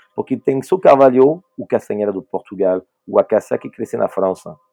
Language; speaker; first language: Portuguese; non-native, fluent; French